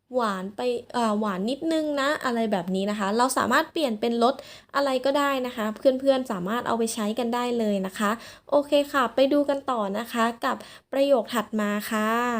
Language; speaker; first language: Thai; native; Thai